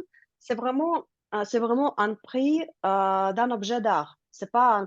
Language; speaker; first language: French; non-native, learner; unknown